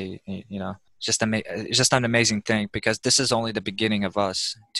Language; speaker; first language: English; early bilingual, other home language; Russian